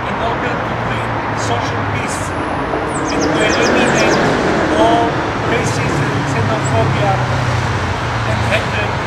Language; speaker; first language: English; non-native, fluent; Hebrew